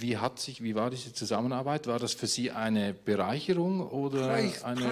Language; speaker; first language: German; native; German